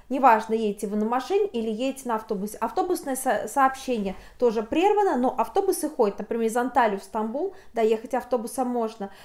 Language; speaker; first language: Russian; native; Russian